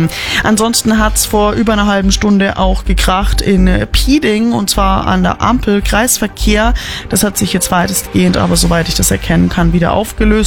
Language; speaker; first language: German; native; German